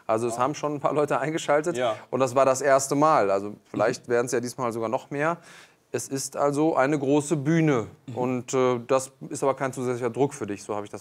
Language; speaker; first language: German; native; German